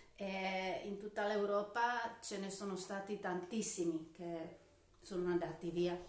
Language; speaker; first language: Italian; non-native, fluent; Czech